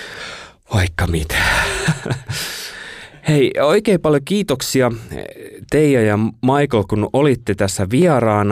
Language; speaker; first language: Finnish; native; Finnish